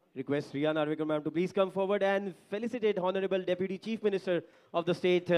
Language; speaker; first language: English; non-native, local second language; Marathi